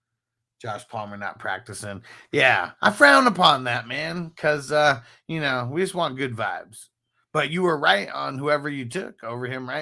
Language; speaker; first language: English; native; English